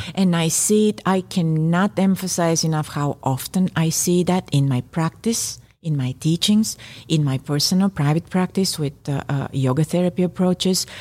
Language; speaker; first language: English; non-native, fluent; Bulgarian